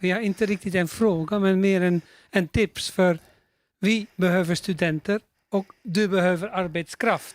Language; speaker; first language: Swedish; non-native, fluent; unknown